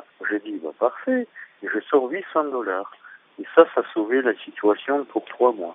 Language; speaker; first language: French; non-native, fluent; Russian